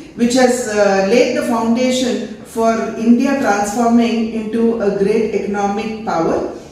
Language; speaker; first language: English; non-native, local second language; Telugu